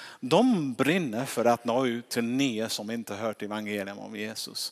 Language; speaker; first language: Swedish; non-native, fluent; English